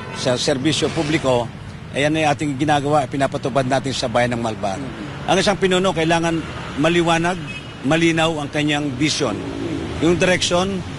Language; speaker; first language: Filipino; native; Filipino